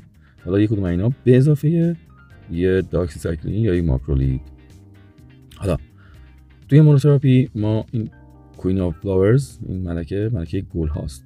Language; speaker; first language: Persian; native; Persian